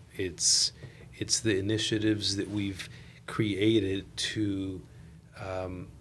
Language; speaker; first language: English; native; English